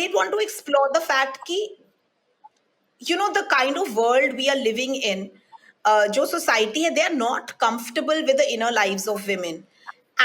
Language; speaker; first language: English; non-native, local second language; Hindi